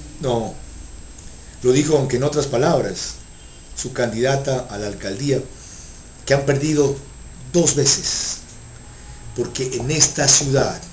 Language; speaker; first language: Spanish; native; Spanish